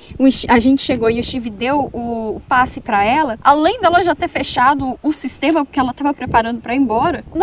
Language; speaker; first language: Portuguese; native; Portuguese